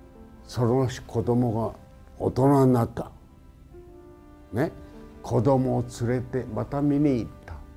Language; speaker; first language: Japanese; native; Japanese